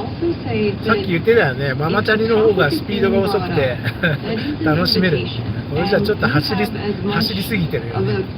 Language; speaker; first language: Japanese; native; Japanese